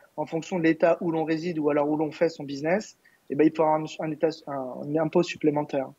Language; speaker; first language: French; native; French